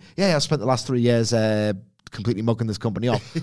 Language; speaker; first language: English; native; English